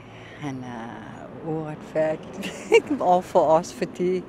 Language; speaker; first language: Danish; non-native, local second language; Kalaallisut